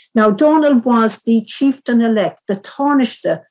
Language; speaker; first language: English; native; English